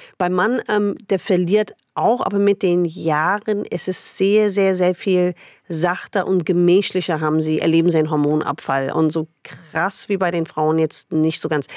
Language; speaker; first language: German; non-native, fluent; English